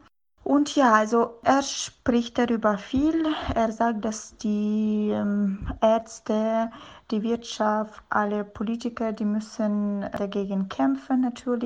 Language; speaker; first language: German; non-native, fluent; Russian